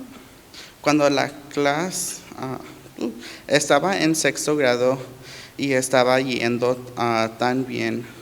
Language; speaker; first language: Spanish; early bilingual, heritage; Spanish